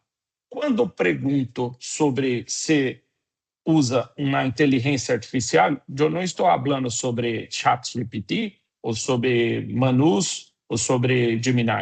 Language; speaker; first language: Portuguese; non-native, fluent; Spanish